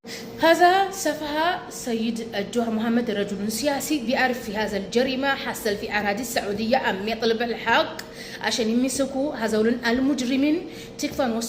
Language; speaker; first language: Arabic; non-native, fluent; Amharic